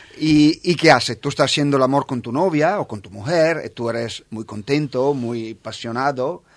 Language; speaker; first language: Spanish; non-native, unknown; Italian